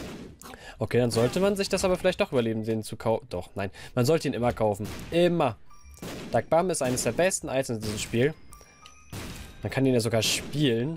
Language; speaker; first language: German; native; German